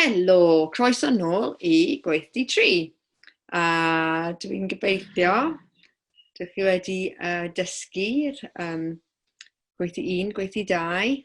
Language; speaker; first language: Welsh; non-native, local second language; English